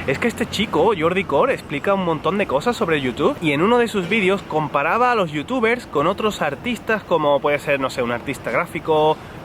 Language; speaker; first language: Spanish; native; Spanish